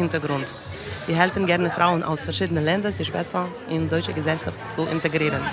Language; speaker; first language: German; non-native, learner; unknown